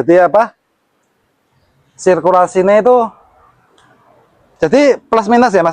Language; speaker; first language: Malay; non-native, local second language; Javanese